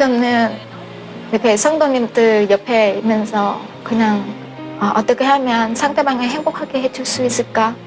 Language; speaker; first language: Korean; non-native, fluent; Vietnamese